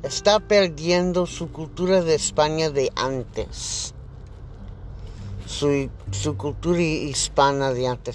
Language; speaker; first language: Spanish; early bilingual, heritage; English